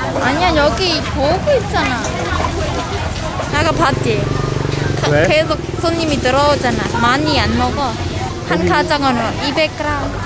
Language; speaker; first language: Korean; non-native, learner; Khmer